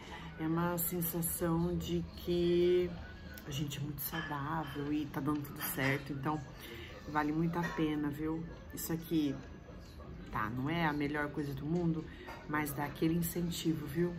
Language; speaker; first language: Portuguese; native; Portuguese